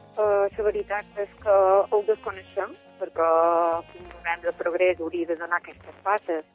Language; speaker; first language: Catalan; native; Catalan